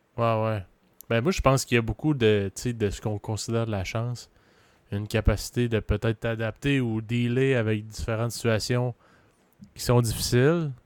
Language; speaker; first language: French; native; French